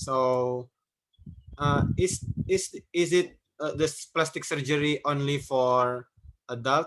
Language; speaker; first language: English; non-native, learner; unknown